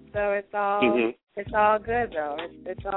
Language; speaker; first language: English; native; English